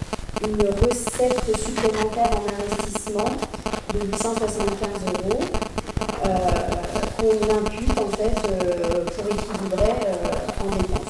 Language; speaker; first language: French; native; French